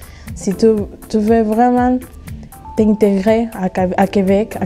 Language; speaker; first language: French; non-native, fluent; Spanish